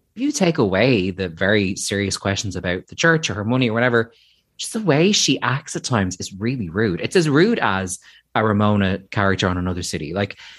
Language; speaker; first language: English; native; English